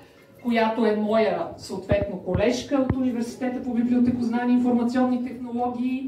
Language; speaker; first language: Bulgarian; native; Bulgarian